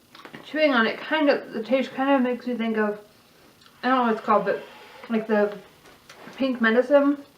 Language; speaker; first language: English; native; English